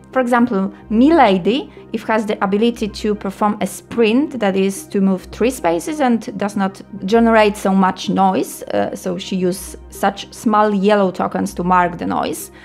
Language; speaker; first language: English; non-native, fluent; Polish